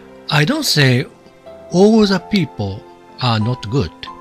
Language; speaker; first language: English; non-native, fluent; Japanese